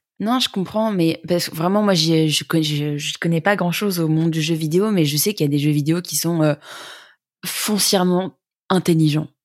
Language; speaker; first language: French; native; French